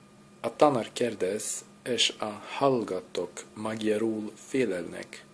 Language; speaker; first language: Hungarian; non-native, learner; English